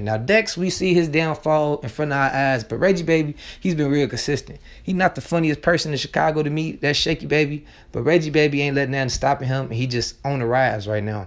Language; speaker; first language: English; native; English